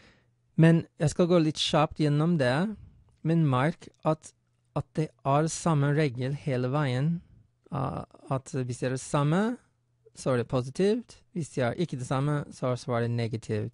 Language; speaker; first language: Norwegian; non-native, fluent; English